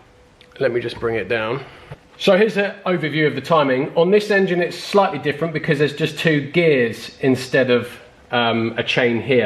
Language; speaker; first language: English; native; English